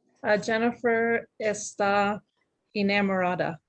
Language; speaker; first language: Spanish; non-native, learner; English